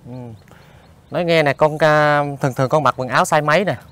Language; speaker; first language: Vietnamese; native; Vietnamese